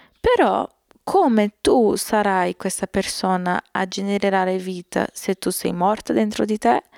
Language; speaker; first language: Italian; non-native, fluent; Portuguese